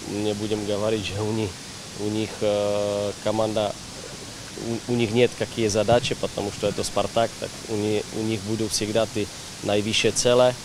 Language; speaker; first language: Russian; non-native, fluent; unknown